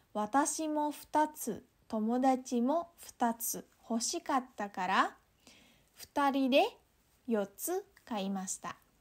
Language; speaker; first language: Japanese; non-native, fluent; Indonesian